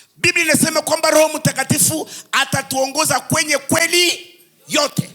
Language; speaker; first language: Swahili; native; Swahili